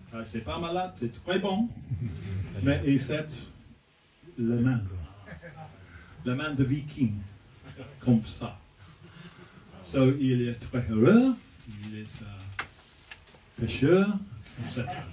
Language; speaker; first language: French; non-native, learner; English